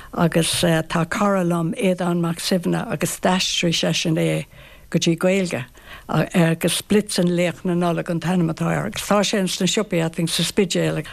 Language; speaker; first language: Irish; non-native, local second language; English